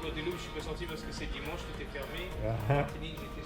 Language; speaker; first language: French; native; French